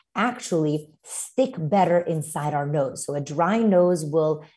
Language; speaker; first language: English; early bilingual, other home language; Romanian